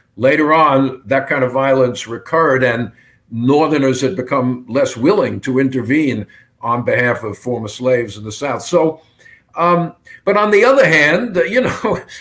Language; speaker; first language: English; native; English